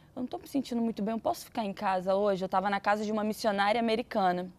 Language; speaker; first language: Portuguese; native; Portuguese